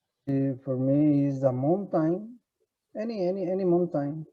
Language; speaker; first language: English; non-native, learner; Spanish